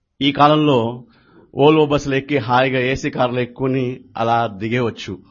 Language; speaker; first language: Telugu; native; Telugu